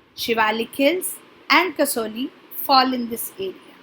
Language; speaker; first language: English; non-native, local second language; Punjabi